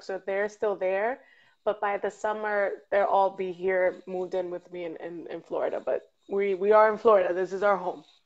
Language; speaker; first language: English; early bilingual, other home language; Spanish